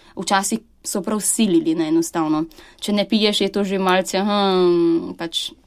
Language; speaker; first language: Slovenian; early bilingual, other home language; Chinese